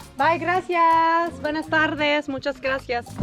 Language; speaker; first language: Spanish; non-native, fluent; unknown